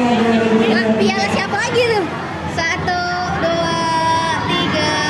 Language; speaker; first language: Indonesian; native; Indonesian